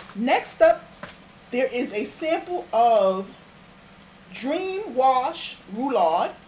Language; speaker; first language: English; native; English